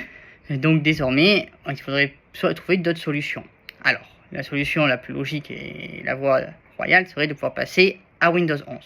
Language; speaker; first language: French; native; French